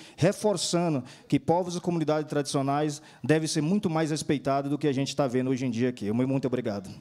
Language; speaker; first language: Portuguese; native; Portuguese